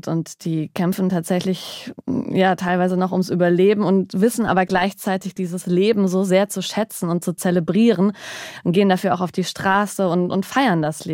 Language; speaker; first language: German; native; German